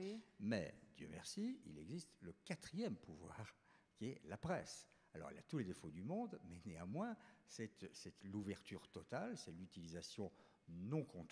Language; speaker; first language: French; native; French